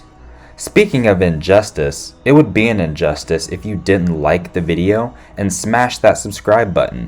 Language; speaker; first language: English; native; English